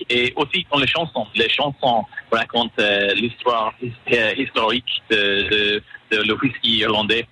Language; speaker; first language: French; non-native, learner; English